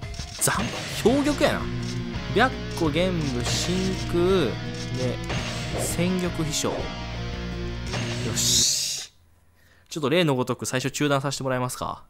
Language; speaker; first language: Japanese; native; Japanese